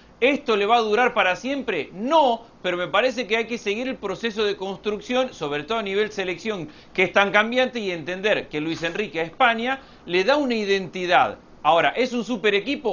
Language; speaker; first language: Spanish; native; Spanish